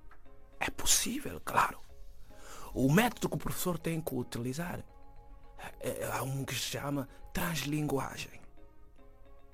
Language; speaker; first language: Portuguese; non-native, fluent; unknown